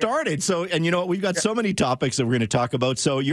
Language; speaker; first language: English; native; English